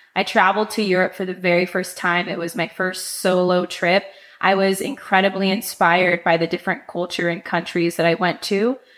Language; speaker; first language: English; native; English